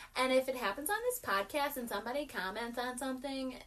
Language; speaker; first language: English; early bilingual, other home language; Yoruba